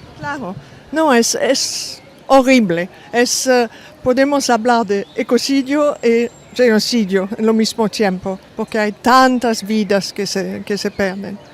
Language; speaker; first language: Spanish; non-native, fluent; French